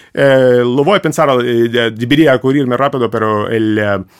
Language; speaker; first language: Spanish; non-native, fluent; Russian